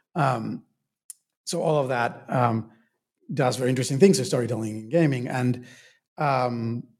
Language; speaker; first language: English; non-native, fluent; Spanish